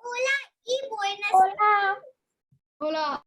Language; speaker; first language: Spanish; non-native, learner; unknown